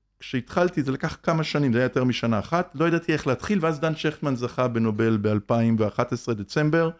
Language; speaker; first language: Hebrew; native; Hebrew